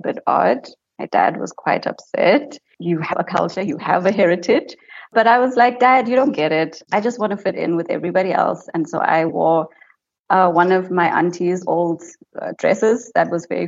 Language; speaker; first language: English; native; English